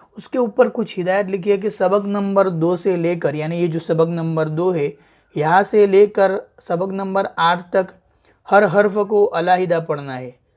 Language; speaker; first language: Hindi; native; Hindi